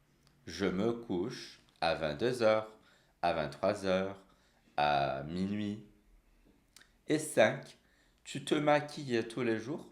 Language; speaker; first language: French; non-native, fluent; Portuguese